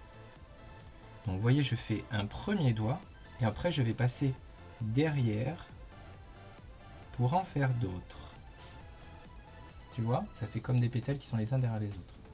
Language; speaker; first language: French; native; French